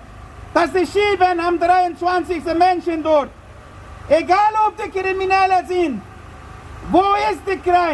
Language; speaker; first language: German; non-native, learner; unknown